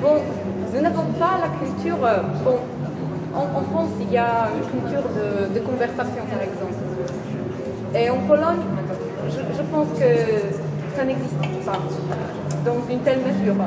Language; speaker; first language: French; non-native, fluent; Polish